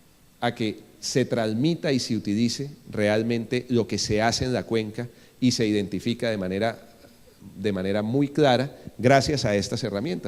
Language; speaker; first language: Spanish; native; Spanish